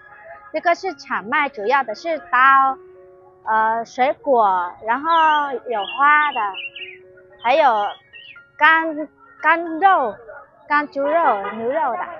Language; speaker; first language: Chinese; non-native, fluent; Vietnamese